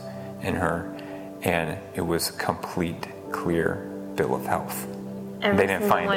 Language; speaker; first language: English; native; English